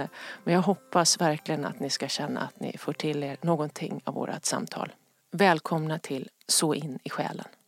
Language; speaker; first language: Swedish; native; Swedish